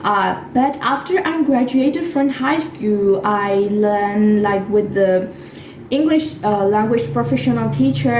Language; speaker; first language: English; non-native, fluent; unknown